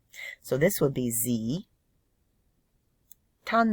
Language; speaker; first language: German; non-native, fluent; English